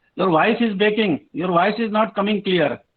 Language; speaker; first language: Hindi; native; Hindi